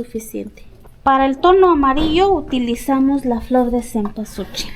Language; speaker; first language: Spanish; native; Spanish